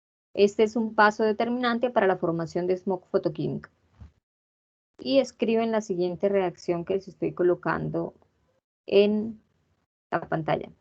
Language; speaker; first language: Spanish; native; Spanish